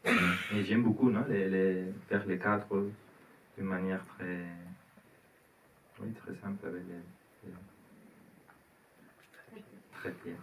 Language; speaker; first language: French; non-native, learner; Spanish